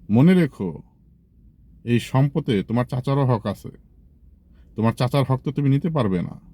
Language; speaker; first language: Bangla; native; Bangla